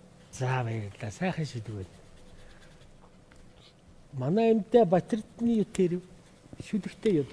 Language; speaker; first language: Mongolian; native; Mongolian